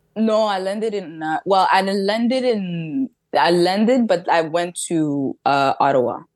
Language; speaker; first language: English; early bilingual, other home language; French